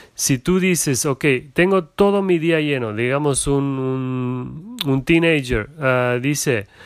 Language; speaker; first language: Spanish; non-native, fluent; German